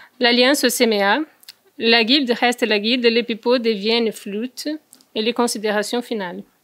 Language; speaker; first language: French; non-native, fluent; Portuguese